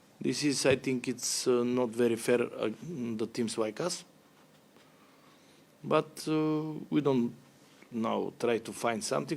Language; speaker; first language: English; non-native, learner; Bulgarian